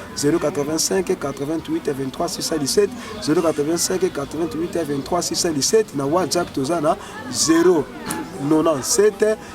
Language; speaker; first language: Lingala; non-native, local second language; Kongo